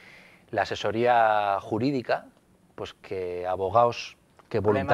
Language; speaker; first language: Spanish; native; Spanish